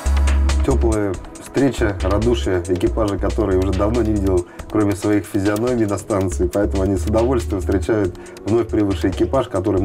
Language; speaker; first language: Russian; native; Russian